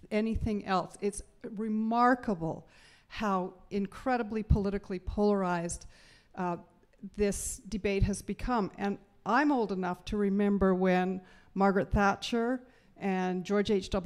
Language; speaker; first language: English; native; English